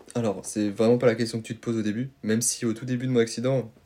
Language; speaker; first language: French; native; French